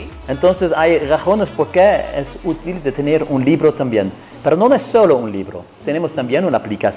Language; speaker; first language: Spanish; non-native, fluent; Italian